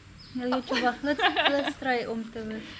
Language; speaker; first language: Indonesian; non-native, learner; Russian